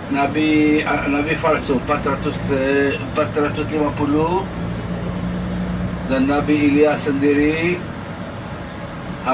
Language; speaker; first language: Indonesian; non-native, learner; Hebrew